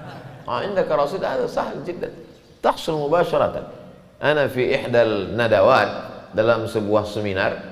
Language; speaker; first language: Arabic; non-native, fluent; Indonesian